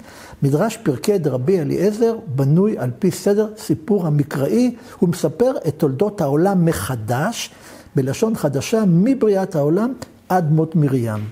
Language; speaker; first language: Hebrew; native; Hebrew